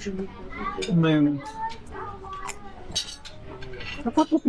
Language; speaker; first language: French; non-native, learner; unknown